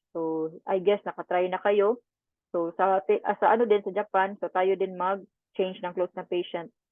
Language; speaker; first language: Filipino; non-native, local second language; Cebuano